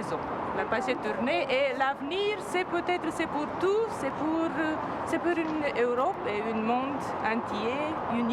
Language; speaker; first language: French; non-native, learner; Romanian